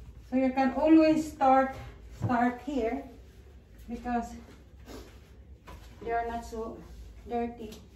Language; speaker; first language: English; non-native, local second language; Cebuano